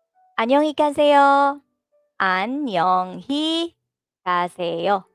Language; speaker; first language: Korean; non-native, fluent; Filipino